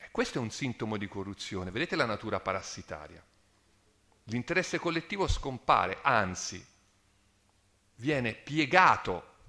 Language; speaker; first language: Italian; native; Italian